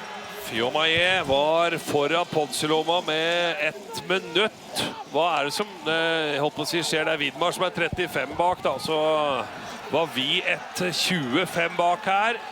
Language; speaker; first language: Norwegian; native; Norwegian